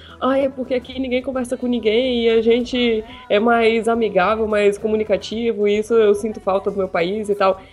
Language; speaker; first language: Portuguese; native; Portuguese